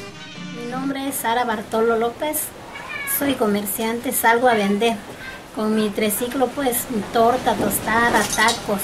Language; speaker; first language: Spanish; non-native, local second language; Zapotec